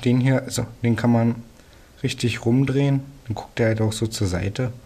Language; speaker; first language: German; native; German